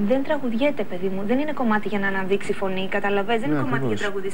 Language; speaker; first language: Greek; native; Greek